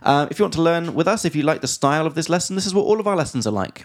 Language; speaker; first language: English; native; English